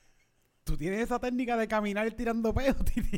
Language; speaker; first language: Spanish; native; Spanish